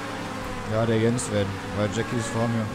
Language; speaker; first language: German; native; German